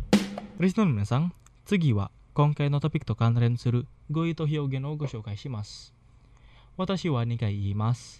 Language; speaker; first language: Japanese; non-native, fluent; Indonesian